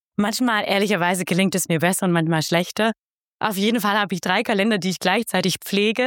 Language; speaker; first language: German; native; German